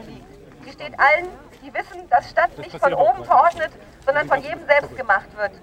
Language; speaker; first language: German; native; German